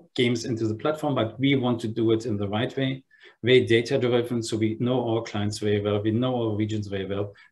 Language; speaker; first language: English; non-native, fluent; German